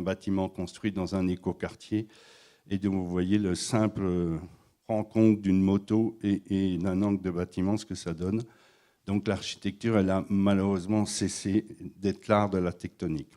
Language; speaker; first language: French; native; French